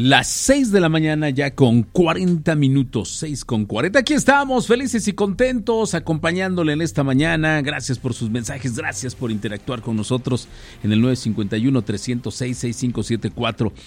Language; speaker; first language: Spanish; native; Spanish